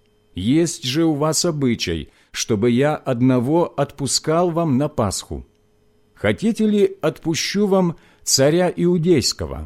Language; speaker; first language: Russian; native; Russian